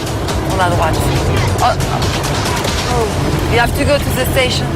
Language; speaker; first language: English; non-native, learner; French